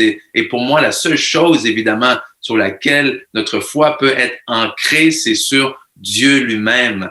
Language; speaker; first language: French; native; French